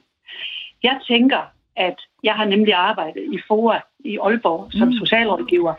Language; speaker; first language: Danish; native; Danish